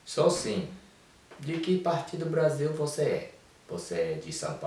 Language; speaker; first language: Portuguese; non-native, fluent; Japanese